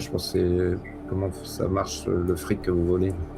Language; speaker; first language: French; native; French